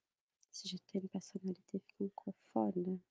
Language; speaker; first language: French; non-native, fluent; Portuguese